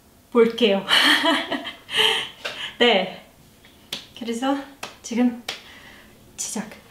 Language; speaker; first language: Korean; non-native, learner; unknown